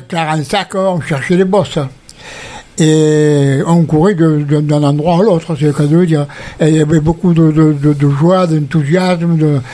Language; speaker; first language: French; native; French